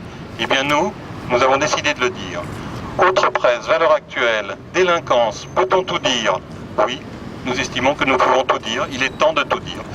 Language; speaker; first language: French; native; French